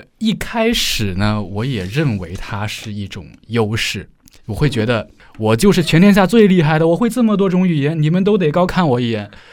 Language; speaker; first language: Chinese; native; Chinese